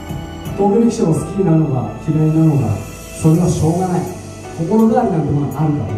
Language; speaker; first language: Japanese; native; Japanese